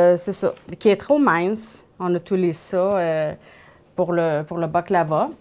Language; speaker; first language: French; non-native, fluent; Persian